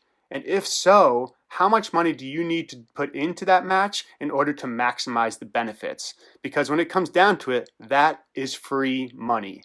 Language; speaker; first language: English; native; English